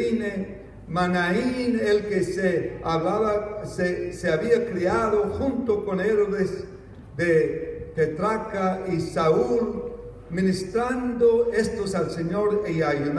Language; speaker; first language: Spanish; non-native, fluent; English